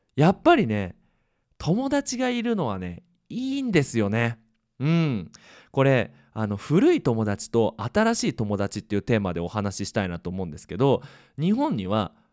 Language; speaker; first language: Japanese; native; Japanese